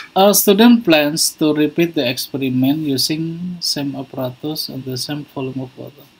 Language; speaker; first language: English; non-native, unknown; Indonesian